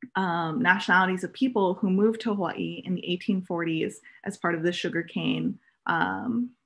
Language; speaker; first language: English; native; English